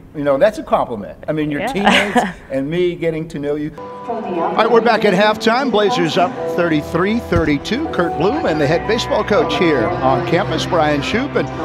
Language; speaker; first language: English; native; English